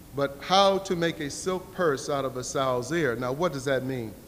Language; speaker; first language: English; native; English